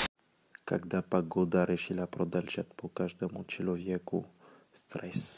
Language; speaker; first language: Russian; non-native, learner; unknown